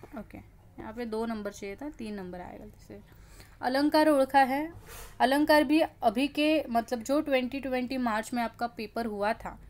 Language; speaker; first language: Hindi; non-native, local second language; Marathi